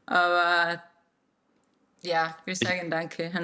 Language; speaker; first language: German; non-native, learner; Spanish